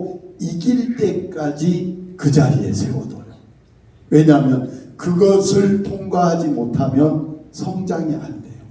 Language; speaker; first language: Korean; native; Korean